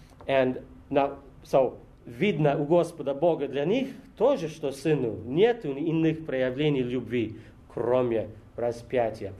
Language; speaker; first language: Russian; non-native, fluent; English